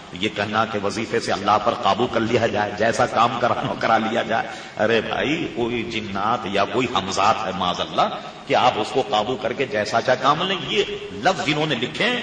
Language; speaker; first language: Urdu; native; Urdu